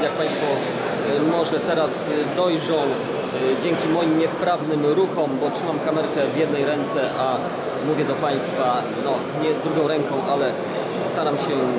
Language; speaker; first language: Polish; native; Polish